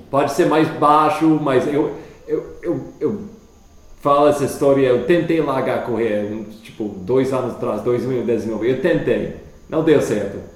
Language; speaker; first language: Portuguese; non-native, fluent; English